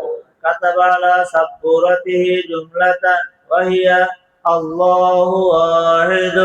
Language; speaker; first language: Arabic; non-native, fluent; Bangla